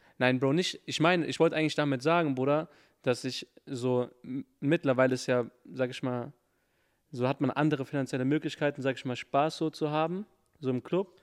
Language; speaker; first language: German; early bilingual, other home language; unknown